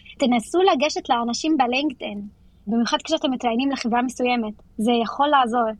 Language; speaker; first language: Hebrew; non-native, local second language; Arabic